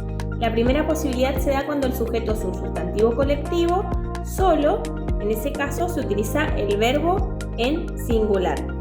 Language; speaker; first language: Spanish; native; Spanish